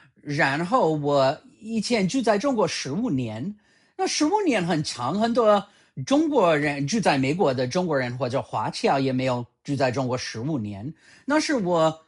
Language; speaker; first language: Chinese; non-native, fluent; English